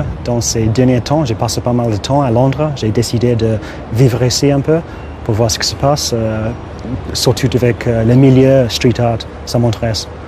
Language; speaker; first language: French; non-native, fluent; English